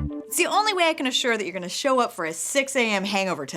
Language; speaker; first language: English; native; English